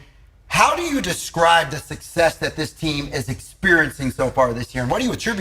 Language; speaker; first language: English; native; English